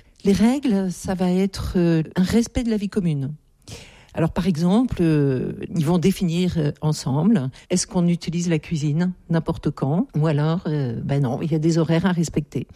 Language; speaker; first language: French; native; French